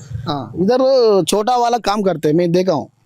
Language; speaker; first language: Hindi; non-native, local second language; Telugu